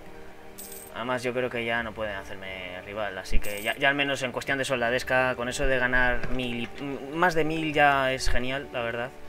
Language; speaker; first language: Spanish; native; Spanish